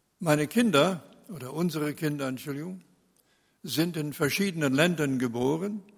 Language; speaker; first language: German; early bilingual, heritage; German